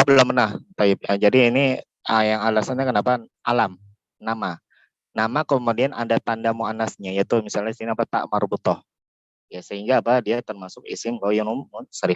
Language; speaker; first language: Indonesian; native; Indonesian